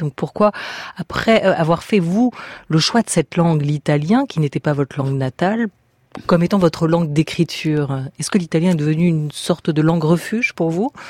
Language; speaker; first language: French; native; French